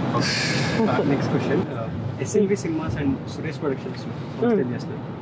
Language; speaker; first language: Telugu; native; Telugu